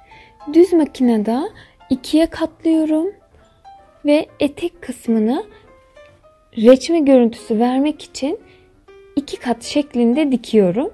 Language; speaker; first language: Turkish; native; Turkish